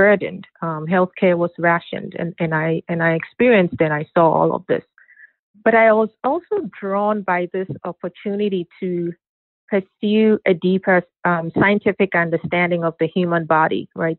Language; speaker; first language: English; non-native, local second language; Akan